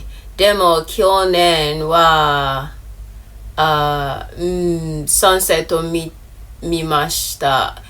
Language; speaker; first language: Japanese; non-native, learner; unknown